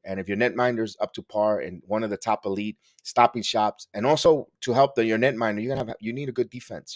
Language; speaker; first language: English; early bilingual, other home language; Spanish